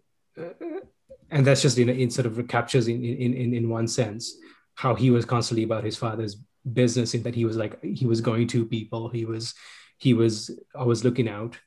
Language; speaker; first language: English; non-native, local second language; Sinhala